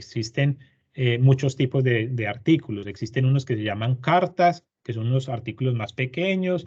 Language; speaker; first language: Spanish; native; Spanish